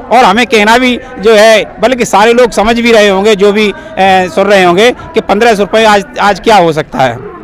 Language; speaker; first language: Hindi; native; Hindi